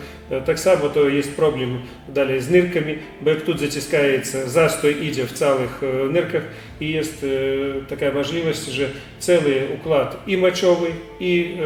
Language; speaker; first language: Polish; non-native, learner; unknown